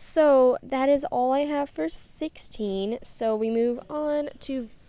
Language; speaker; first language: English; native; English